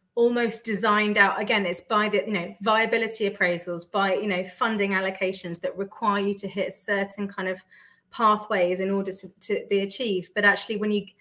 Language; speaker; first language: English; native; English